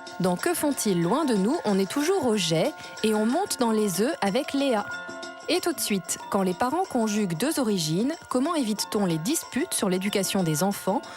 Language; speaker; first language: French; native; French